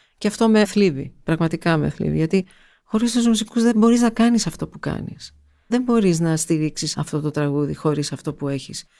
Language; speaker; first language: Greek; early bilingual, heritage; Greek